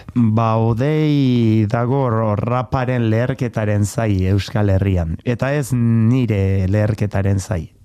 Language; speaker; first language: Basque; non-native, local second language; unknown